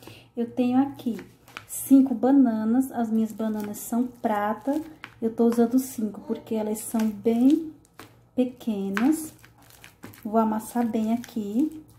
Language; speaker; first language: Portuguese; native; Portuguese